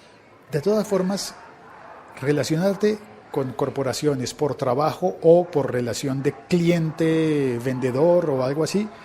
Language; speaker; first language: Spanish; native; Spanish